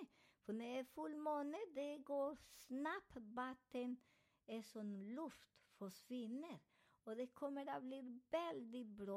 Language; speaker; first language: Swedish; non-native, fluent; Spanish